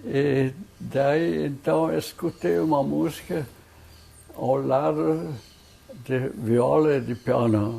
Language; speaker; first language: Portuguese; non-native, fluent; German